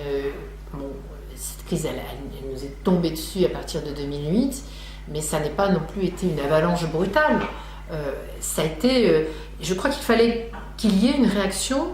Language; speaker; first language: French; native; French